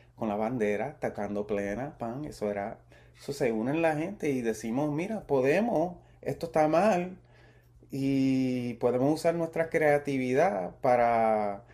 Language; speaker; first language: Spanish; early bilingual, heritage; Spanish